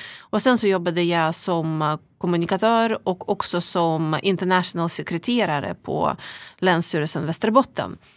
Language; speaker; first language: Swedish; non-native, fluent; Russian